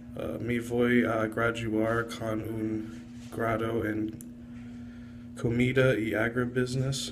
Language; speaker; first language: Spanish; non-native, learner; English